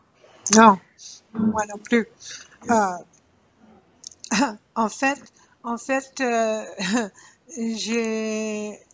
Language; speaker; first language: French; non-native, learner; English